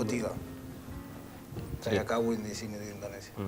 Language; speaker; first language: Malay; non-native, learner; Spanish